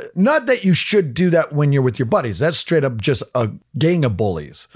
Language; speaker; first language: English; native; English